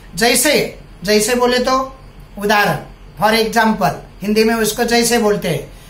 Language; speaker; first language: Hindi; non-native, local second language; Marathi